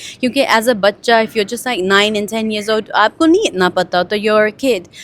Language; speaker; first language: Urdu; early bilingual, heritage; Urdu